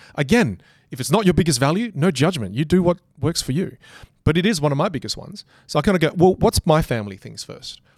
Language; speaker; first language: English; native; English